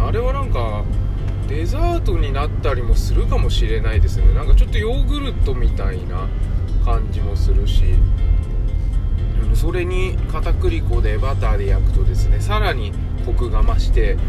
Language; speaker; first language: Japanese; native; Japanese